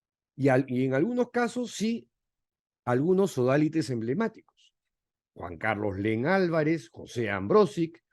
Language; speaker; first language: Spanish; native; Spanish